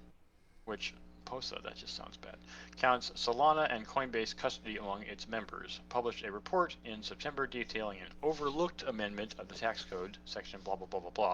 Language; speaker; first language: English; native; English